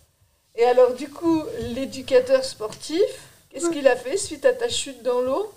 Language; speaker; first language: French; native; French